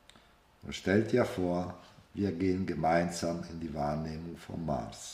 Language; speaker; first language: German; non-native, fluent; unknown